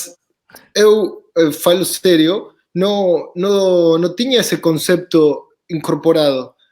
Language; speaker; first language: Portuguese; non-native, fluent; Spanish